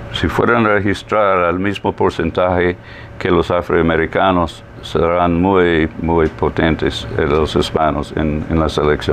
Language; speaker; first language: Spanish; non-native, fluent; English